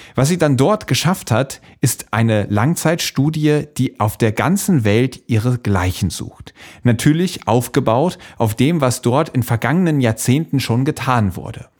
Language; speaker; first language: German; native; German